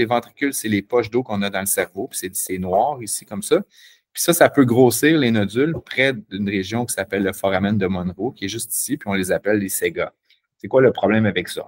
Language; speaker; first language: French; native; French